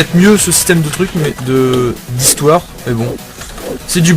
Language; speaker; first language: French; native; French